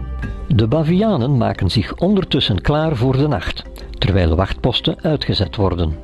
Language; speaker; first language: Dutch; native; Dutch